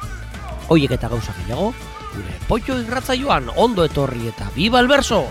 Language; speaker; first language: Basque; native; Basque